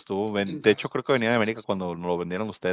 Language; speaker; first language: Spanish; native; Spanish